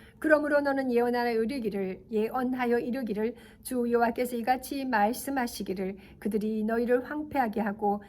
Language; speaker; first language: Korean; native; Korean